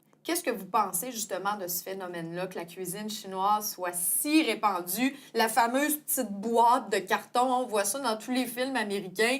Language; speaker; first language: French; native; French